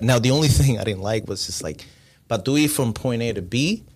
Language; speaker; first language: English; non-native, fluent; Spanish